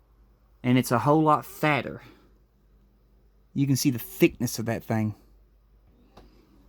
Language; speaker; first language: English; native; English